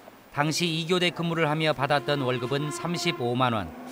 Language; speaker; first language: Korean; native; Korean